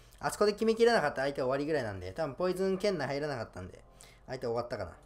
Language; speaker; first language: Japanese; native; Japanese